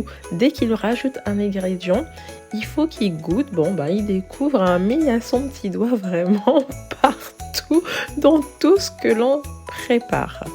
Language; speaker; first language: French; native; French